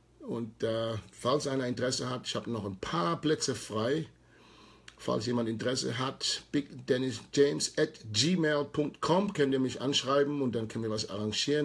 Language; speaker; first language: German; native; German